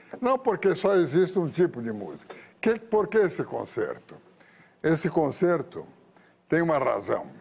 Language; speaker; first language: Portuguese; native; Portuguese